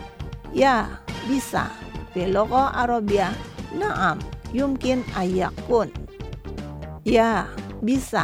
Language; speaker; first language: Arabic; non-native, fluent; Indonesian